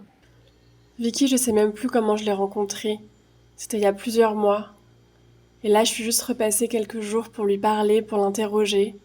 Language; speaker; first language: French; native; French